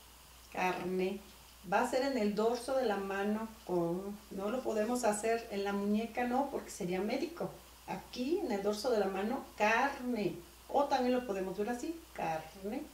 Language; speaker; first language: Spanish; native; Spanish